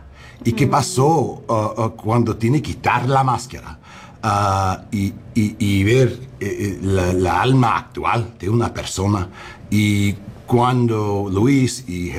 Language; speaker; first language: Spanish; early bilingual, heritage; English